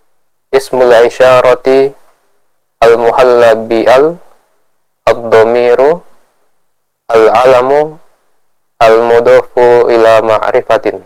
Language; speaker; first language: Arabic; non-native, fluent; Indonesian